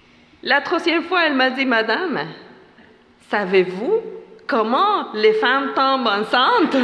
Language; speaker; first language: French; non-native, fluent; Spanish